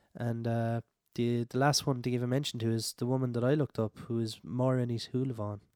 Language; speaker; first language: English; native; English